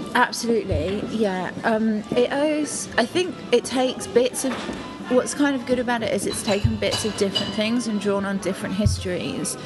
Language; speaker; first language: English; native; English